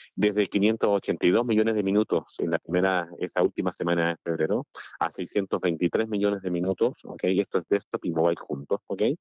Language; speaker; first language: Spanish; native; Spanish